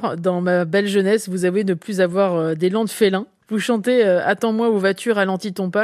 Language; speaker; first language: French; native; French